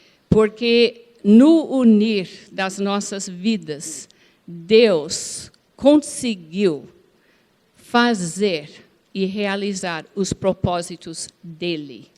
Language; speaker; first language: Portuguese; non-native, fluent; English